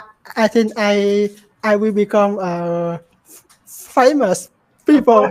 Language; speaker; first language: English; non-native, learner; Vietnamese